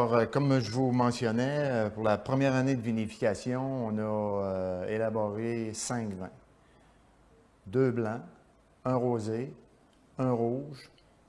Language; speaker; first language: French; native; French